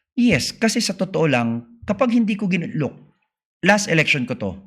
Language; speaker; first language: Filipino; native; Filipino